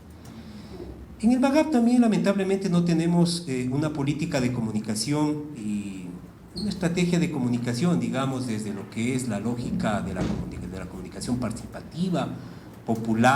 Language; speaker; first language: Spanish; native; Spanish